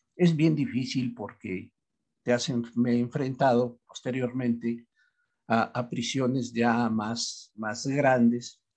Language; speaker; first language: Spanish; native; Spanish